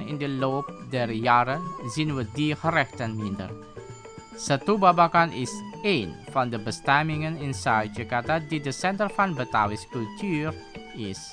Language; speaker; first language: Dutch; non-native, fluent; Indonesian